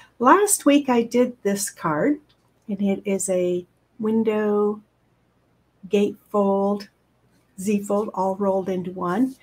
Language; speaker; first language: English; native; English